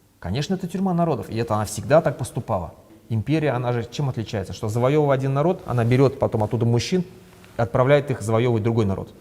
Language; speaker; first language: Russian; non-native, local second language; Bashkir